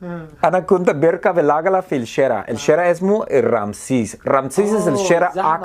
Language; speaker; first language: Arabic; non-native, learner; English